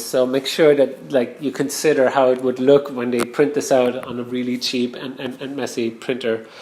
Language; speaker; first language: English; non-native, fluent; German